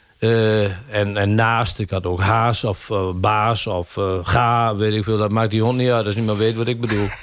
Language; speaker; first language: Dutch; native; Dutch